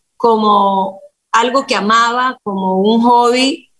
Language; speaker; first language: Spanish; native; Spanish